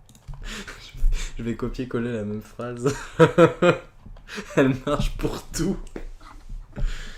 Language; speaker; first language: French; native; French